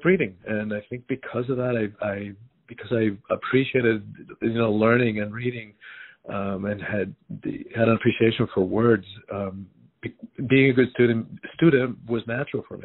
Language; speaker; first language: English; early bilingual, other home language; Spanish